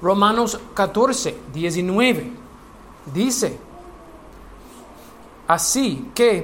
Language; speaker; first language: Spanish; non-native, learner; English